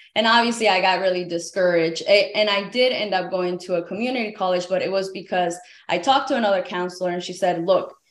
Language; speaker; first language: English; early bilingual, other home language; Spanish